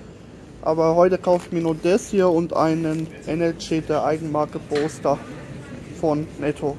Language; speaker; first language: German; non-native, fluent; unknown